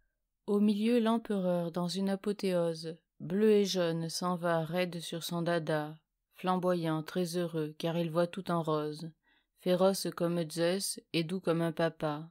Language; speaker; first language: French; native; French